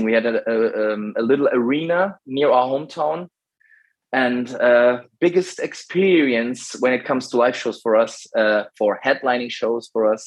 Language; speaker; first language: English; non-native, fluent; German